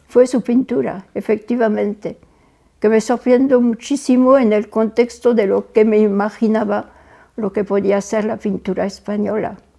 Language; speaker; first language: Spanish; non-native, fluent; French